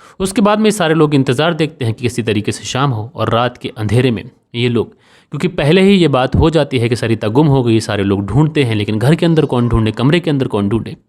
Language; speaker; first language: Hindi; native; Hindi